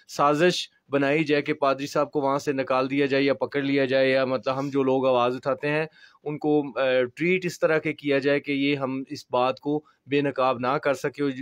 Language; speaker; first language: Urdu; non-native, local second language; Punjabi